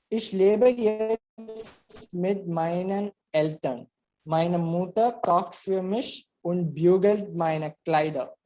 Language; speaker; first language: German; non-native, learner; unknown